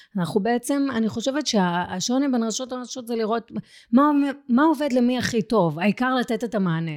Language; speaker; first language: Hebrew; native; Hebrew